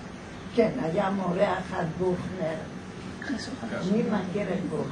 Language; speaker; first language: Hebrew; non-native, fluent; Polish